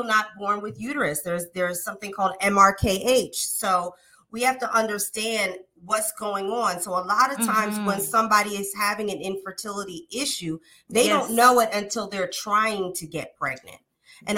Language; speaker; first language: English; native; English